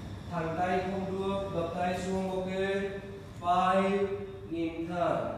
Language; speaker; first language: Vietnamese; non-native, learner; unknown